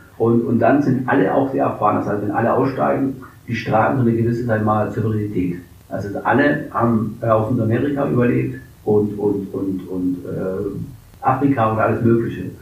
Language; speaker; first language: German; early bilingual, other home language; English